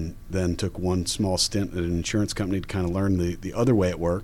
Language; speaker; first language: English; native; English